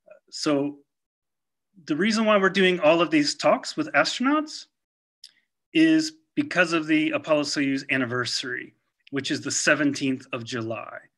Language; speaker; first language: English; native; English